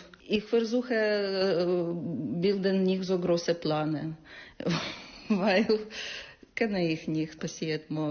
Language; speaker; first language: German; non-native, learner; Ukrainian